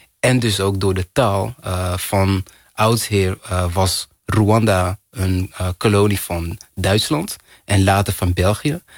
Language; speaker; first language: Dutch; early bilingual, other home language; Kinyarwanda